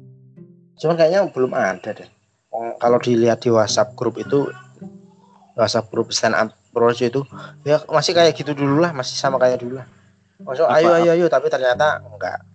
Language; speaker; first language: Indonesian; native; Indonesian